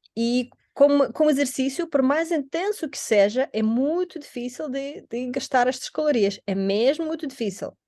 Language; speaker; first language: Portuguese; non-native, fluent; Russian